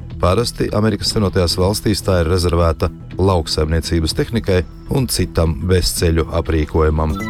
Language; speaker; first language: Latvian; native; Latvian